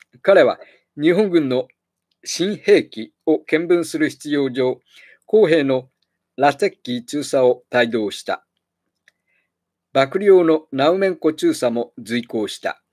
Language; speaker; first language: Japanese; native; Japanese